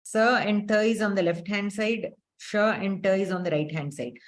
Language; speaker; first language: English; non-native, local second language; Telugu